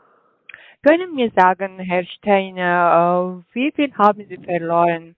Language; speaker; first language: German; non-native, learner; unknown